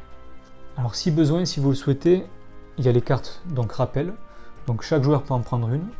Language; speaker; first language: French; native; French